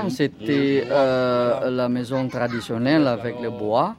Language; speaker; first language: French; non-native, fluent; Indonesian